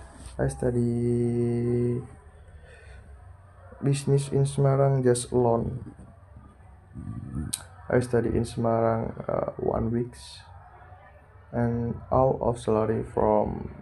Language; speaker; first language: English; non-native, learner; Indonesian